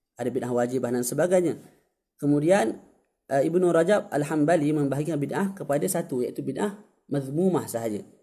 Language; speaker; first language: Malay; native; Malay